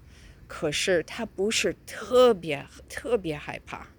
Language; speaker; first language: Chinese; non-native, fluent; English